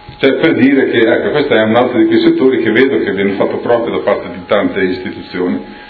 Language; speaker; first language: Italian; native; Italian